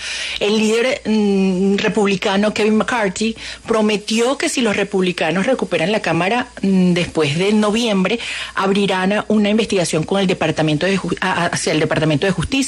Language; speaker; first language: Spanish; native; Spanish